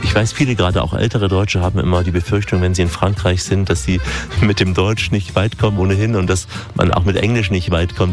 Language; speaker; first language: German; native; German